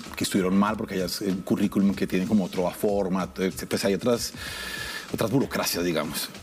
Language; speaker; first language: Spanish; native; Spanish